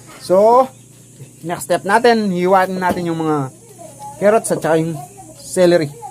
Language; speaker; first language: Filipino; non-native, local second language; Pampanga